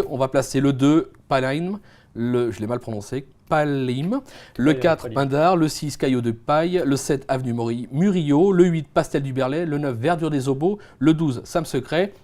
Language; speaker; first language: French; native; French